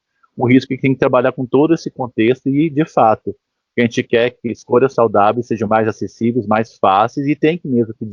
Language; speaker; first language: Portuguese; native; Portuguese